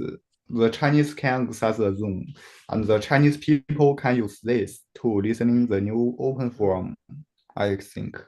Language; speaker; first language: English; non-native, learner; Chinese